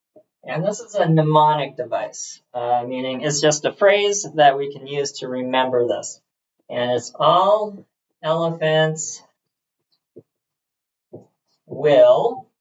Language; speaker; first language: English; native; English